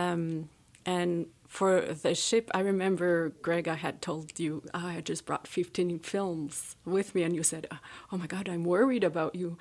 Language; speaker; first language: English; native; English